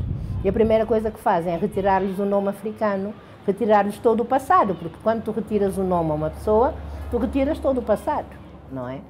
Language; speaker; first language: Portuguese; non-native, local second language; Kabuverdianu